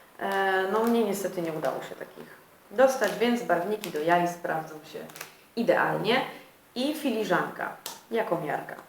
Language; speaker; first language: Polish; native; Polish